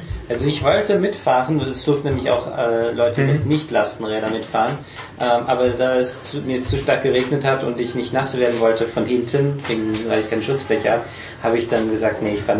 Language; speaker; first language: German; native; German